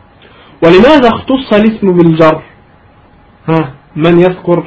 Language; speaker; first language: Arabic; native; Arabic